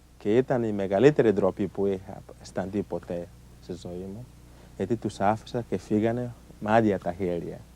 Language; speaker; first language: Greek; native; Greek